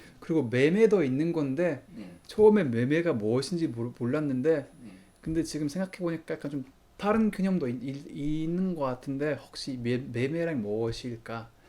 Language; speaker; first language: Korean; non-native, fluent; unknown